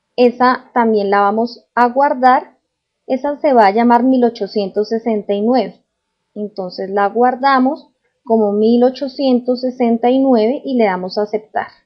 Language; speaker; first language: Spanish; native; Spanish